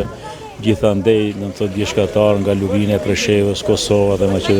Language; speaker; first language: Albanian; native; Albanian